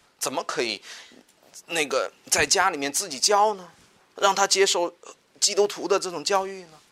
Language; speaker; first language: Chinese; native; Chinese